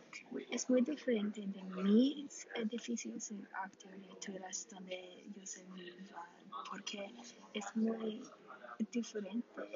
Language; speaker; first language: Spanish; non-native, learner; English